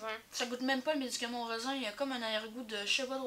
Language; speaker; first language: French; native; French